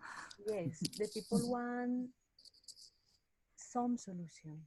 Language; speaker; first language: English; non-native, learner; Spanish